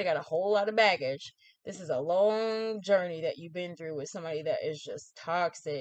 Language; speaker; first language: English; native; English